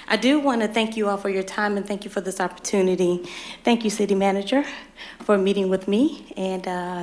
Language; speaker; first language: English; native; English